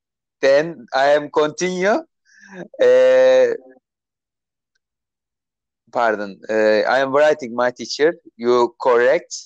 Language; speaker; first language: English; non-native, learner; Turkish